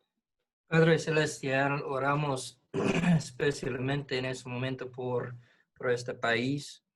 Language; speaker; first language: Spanish; non-native, fluent; English